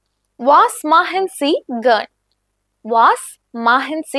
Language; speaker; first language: German; non-native, fluent; Malayalam